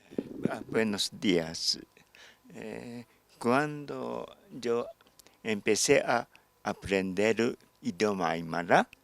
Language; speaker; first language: Spanish; non-native, learner; Japanese